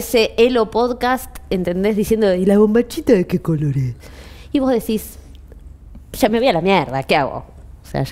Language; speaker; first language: Spanish; native; Spanish